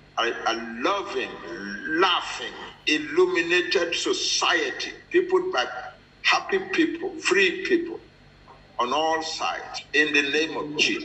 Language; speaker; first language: English; non-native, local second language; Yoruba